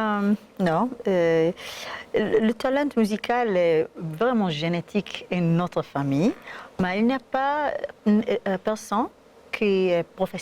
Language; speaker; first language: French; non-native, learner; Hebrew